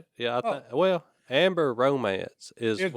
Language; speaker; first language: English; native; English